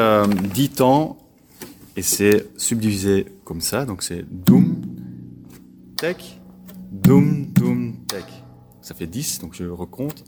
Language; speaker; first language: French; non-native, local second language; Dutch